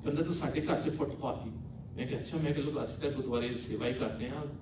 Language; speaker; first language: Punjabi; early bilingual, heritage; Punjabi